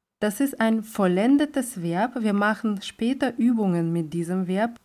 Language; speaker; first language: German; non-native, fluent; Russian